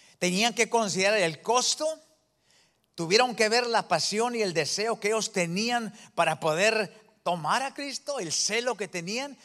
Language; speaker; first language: Spanish; early bilingual, heritage; Spanish